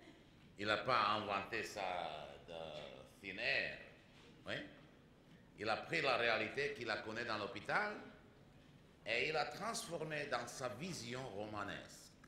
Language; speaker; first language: French; non-native, fluent; Czech